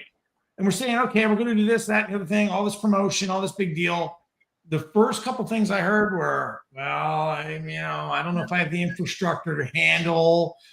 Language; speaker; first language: English; native; English